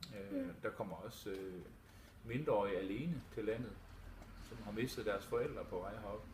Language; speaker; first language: Danish; native; Danish